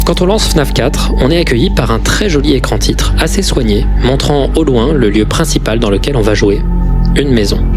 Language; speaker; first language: French; native; French